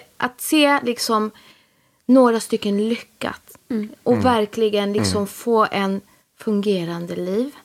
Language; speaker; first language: Swedish; early bilingual, other home language; Spanish